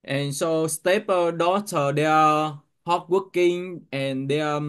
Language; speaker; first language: English; non-native, learner; Vietnamese